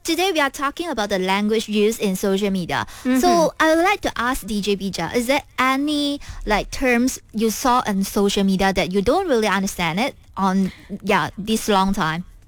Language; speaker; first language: English; non-native, local second language; Chinese